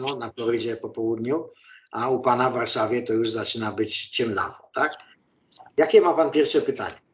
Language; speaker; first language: Polish; native; Polish